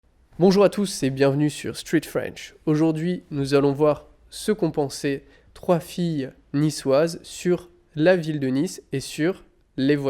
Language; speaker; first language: French; native; French